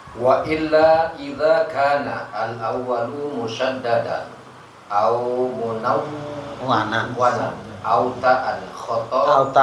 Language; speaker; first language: Arabic; non-native, learner; Indonesian